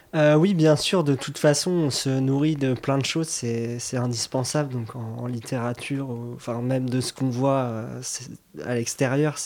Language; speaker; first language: French; native; French